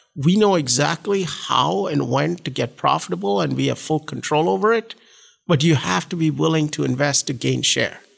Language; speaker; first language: English; non-native, local second language; Malayalam